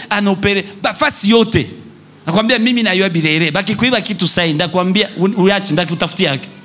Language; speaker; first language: Swahili; native; Swahili